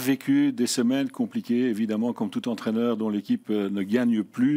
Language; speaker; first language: French; native; French